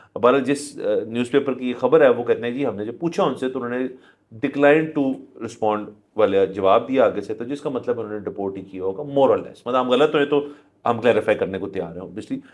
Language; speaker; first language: Urdu; native; Urdu